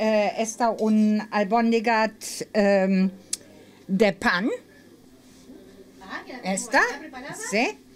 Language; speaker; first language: Spanish; non-native, learner; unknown